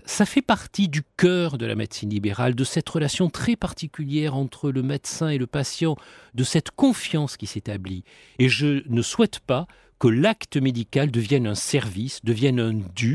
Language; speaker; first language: French; native; French